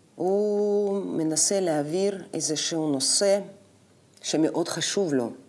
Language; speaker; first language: Hebrew; non-native, fluent; Russian